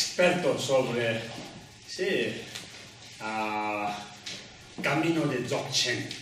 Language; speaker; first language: Spanish; non-native, learner; Tibetan